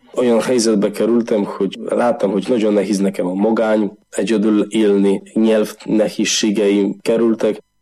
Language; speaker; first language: Hungarian; non-native, learner; Polish